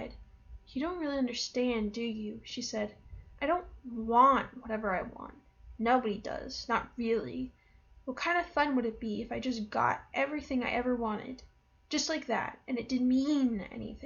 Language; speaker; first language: English; native; English